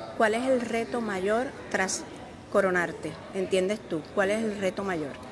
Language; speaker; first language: Spanish; native; Spanish